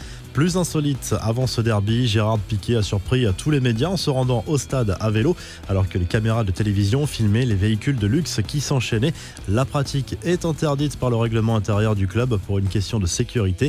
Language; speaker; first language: French; native; French